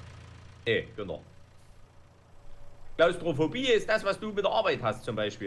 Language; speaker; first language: German; native; German